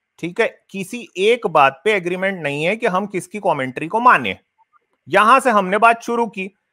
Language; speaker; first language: Hindi; native; Hindi